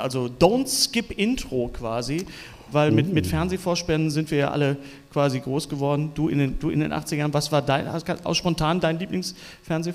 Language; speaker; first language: German; native; German